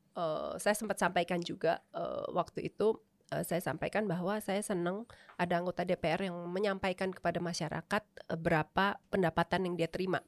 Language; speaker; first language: Indonesian; native; Indonesian